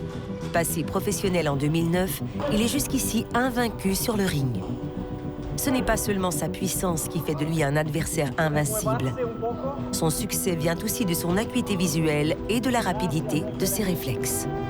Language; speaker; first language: French; native; French